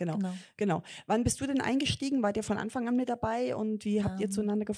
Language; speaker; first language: German; native; German